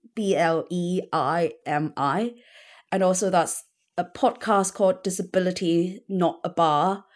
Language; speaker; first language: English; non-native, local second language; Cantonese